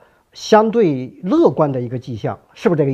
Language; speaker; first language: Chinese; native; Chinese